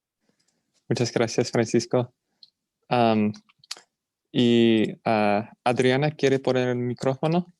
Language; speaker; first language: Spanish; non-native, fluent; English